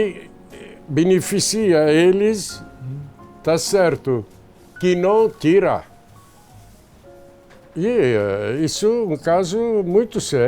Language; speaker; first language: Portuguese; non-native, fluent; Arabic